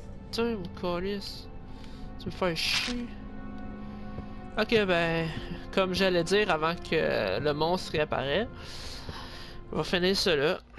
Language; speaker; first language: French; native; French